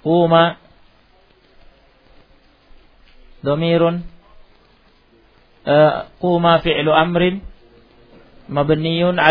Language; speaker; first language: Arabic; non-native, fluent; Indonesian